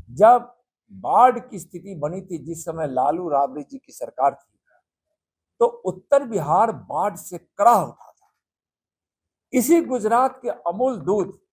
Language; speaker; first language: Hindi; native; Hindi